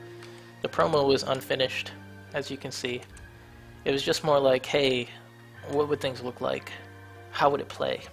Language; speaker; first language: English; native; English